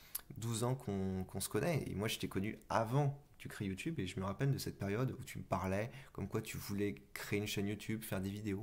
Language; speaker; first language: French; native; French